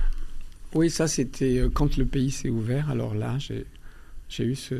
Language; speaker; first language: French; early bilingual, other home language; Albanian